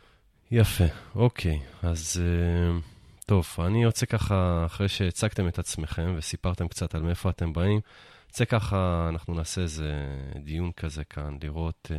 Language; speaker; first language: Hebrew; native; Hebrew